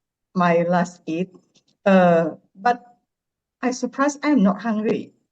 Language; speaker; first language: English; non-native, learner; Indonesian